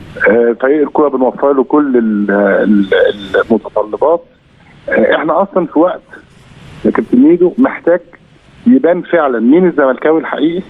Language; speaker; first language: Arabic; native; Arabic